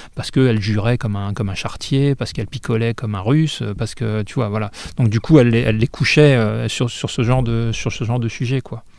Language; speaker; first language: French; native; French